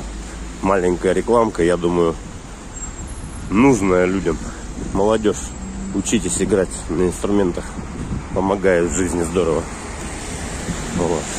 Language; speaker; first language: Russian; native; Russian